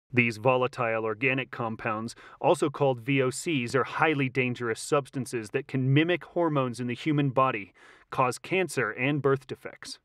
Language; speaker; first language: English; native; English